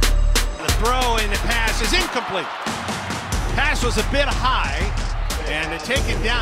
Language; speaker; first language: English; native; English